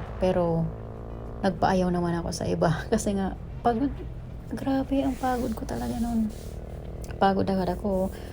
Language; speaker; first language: Filipino; non-native, local second language; Bikol